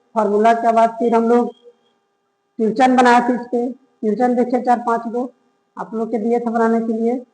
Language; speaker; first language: Hindi; native; Hindi